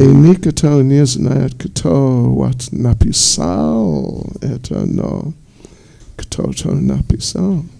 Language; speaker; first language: Russian; non-native, learner; English